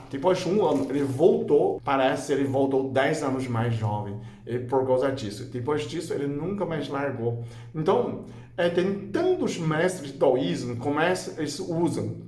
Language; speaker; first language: Portuguese; non-native, fluent; Chinese